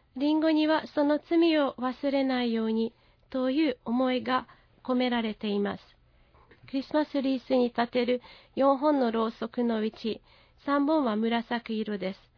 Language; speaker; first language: Japanese; non-native, fluent; Hungarian